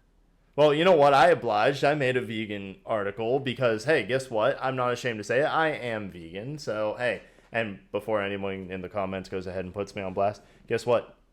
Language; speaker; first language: English; native; English